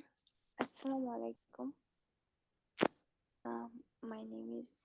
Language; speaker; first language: English; non-native, learner; Bangla